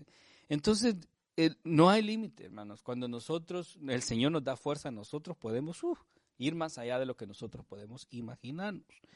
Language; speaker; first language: Spanish; native; Spanish